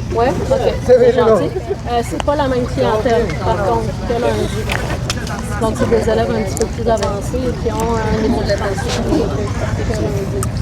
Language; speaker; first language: French; native; French